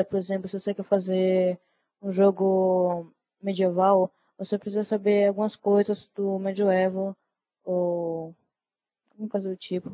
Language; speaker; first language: Portuguese; early bilingual, other home language; Italian